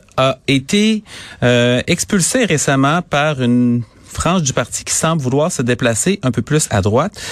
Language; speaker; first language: French; native; French